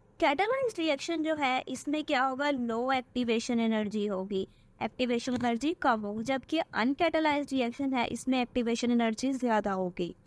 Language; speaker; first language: Hindi; native; Hindi